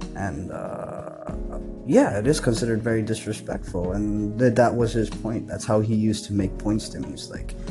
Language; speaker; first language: English; non-native, local second language; Nepali